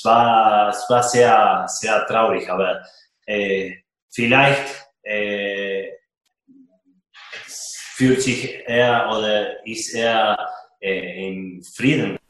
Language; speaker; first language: German; non-native, fluent; Spanish